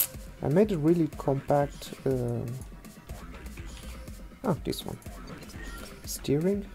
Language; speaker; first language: English; non-native, fluent; German